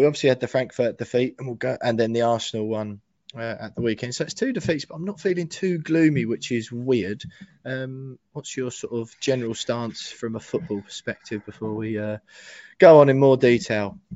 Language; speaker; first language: English; native; English